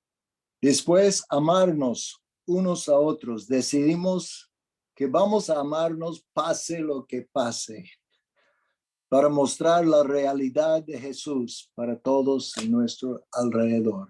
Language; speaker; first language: Spanish; non-native, fluent; English